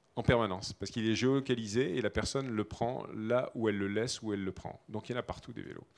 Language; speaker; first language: French; native; French